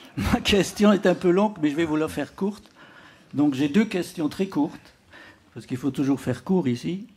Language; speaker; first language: French; native; French